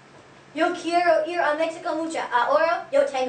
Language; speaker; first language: Spanish; non-native, learner; English